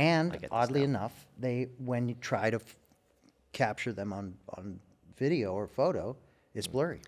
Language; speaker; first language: English; native; English